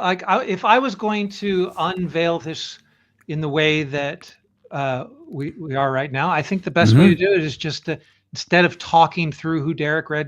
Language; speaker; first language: English; native; English